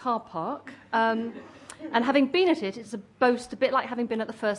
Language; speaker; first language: English; native; English